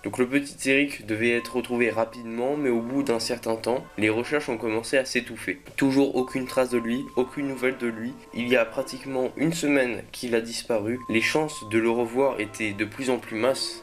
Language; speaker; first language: French; native; French